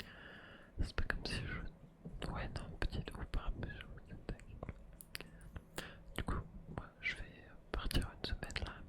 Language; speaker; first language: French; native; French